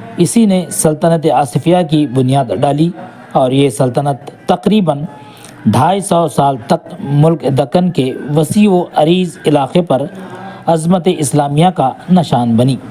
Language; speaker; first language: Urdu; native; Urdu